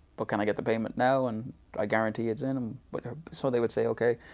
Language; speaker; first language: English; native; English